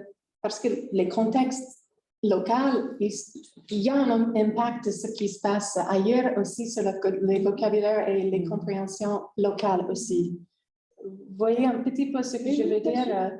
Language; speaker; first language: French; non-native, fluent; English